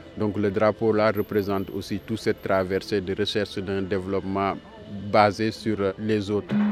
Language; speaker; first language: French; non-native, local second language; Wolof